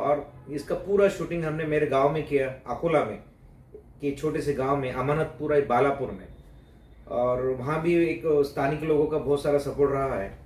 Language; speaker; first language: Hindi; non-native, local second language; Marathi